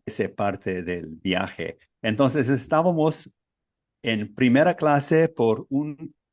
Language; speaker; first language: Spanish; non-native, learner; English